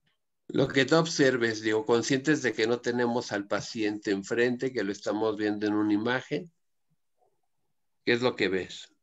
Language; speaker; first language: Spanish; native; Spanish